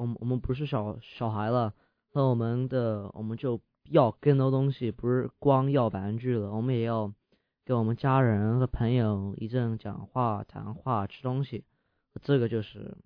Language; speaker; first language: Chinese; early bilingual, heritage; English